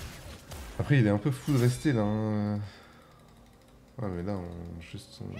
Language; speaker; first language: French; native; French